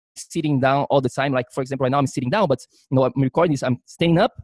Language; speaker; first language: English; non-native, fluent; Portuguese